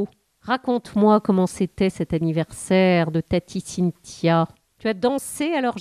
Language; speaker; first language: French; native; French